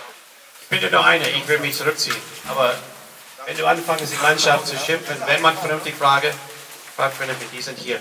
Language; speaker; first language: German; non-native, learner; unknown